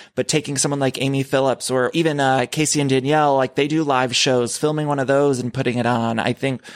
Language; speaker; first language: English; native; English